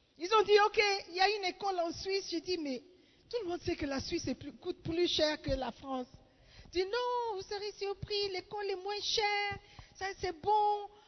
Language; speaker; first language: French; non-native, fluent; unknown